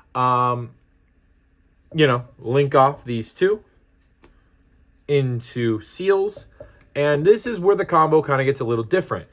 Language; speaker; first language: English; native; English